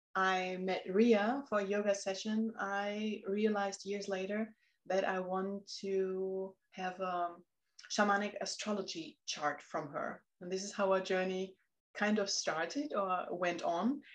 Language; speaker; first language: English; non-native, fluent; German